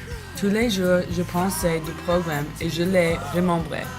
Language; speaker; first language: French; non-native, learner; English